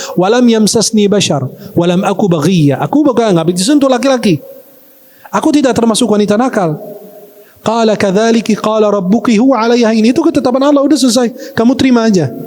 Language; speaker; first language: Malay; non-native, fluent; Arabic